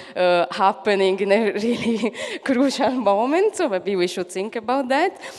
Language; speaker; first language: English; non-native, fluent; Italian